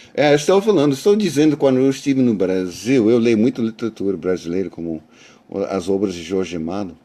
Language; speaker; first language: Portuguese; non-native, fluent; English